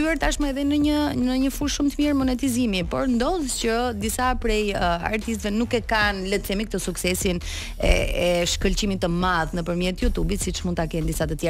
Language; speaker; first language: Albanian; native; Albanian